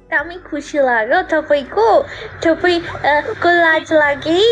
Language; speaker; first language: Nepali; non-native, learner; Hindi